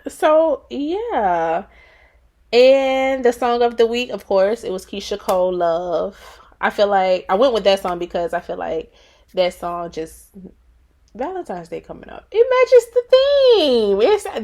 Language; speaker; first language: English; native; English